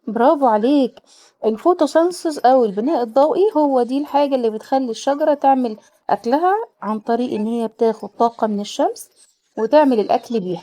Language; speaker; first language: Arabic; native; Arabic